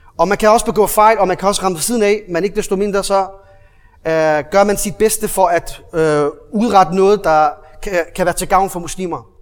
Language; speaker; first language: Danish; early bilingual, other home language; Arabic